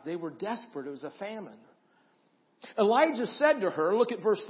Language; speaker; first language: English; native; English